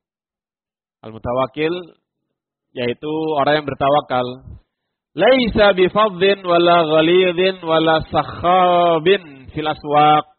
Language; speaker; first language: Indonesian; native; Indonesian